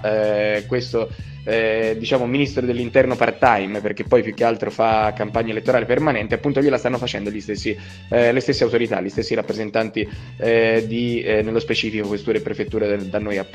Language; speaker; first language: Italian; native; Italian